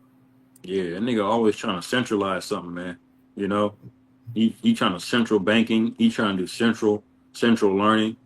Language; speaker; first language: English; native; English